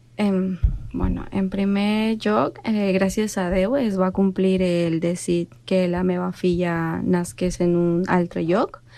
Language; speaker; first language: Catalan; non-native, learner; Spanish